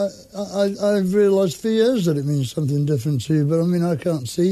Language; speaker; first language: English; native; English